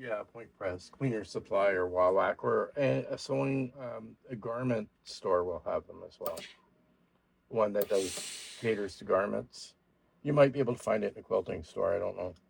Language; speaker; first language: English; native; English